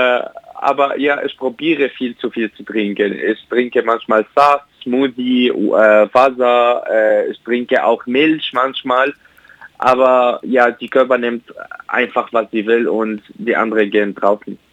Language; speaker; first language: German; non-native, learner; Arabic